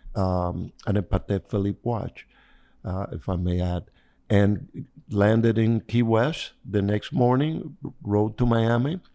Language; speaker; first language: English; non-native, fluent; Spanish